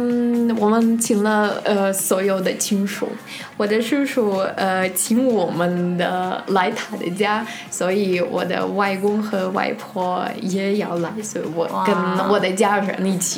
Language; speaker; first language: Chinese; non-native, fluent; Russian